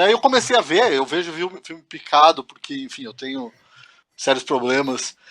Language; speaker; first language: Portuguese; native; Portuguese